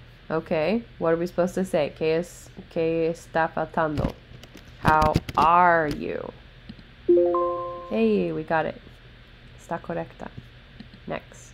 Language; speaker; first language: English; native; English